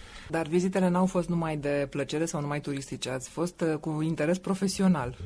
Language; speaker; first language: Romanian; native; Romanian